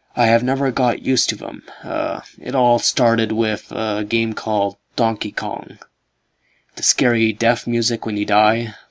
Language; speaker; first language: English; native; English